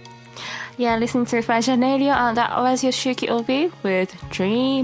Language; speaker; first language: English; non-native, fluent; Japanese